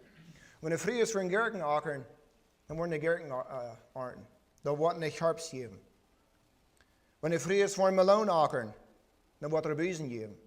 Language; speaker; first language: German; non-native, learner; Plautdietsch